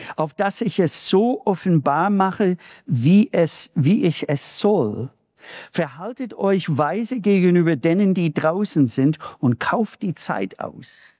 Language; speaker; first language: German; non-native, fluent; English